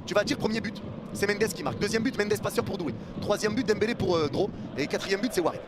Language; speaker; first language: French; native; French